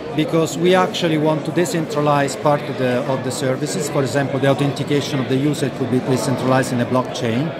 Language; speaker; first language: English; non-native, fluent; Italian